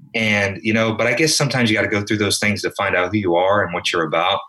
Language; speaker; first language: English; native; English